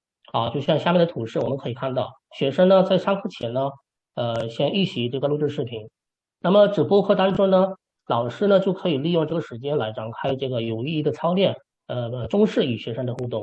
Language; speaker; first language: Chinese; native; Chinese